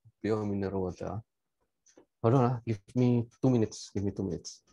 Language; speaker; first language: English; non-native, local second language; Malay